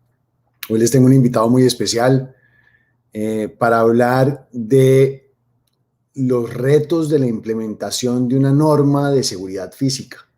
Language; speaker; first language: Spanish; native; Spanish